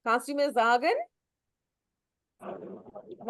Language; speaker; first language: German; non-native, fluent; Urdu